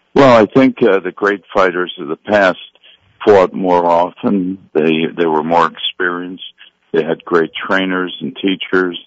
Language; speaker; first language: English; native; English